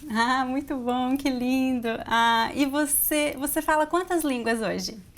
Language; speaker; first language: Portuguese; native; Portuguese